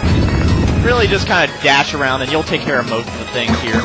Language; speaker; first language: English; native; English